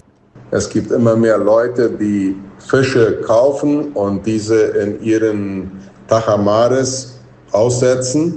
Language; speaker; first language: German; non-native, local second language; Plautdietsch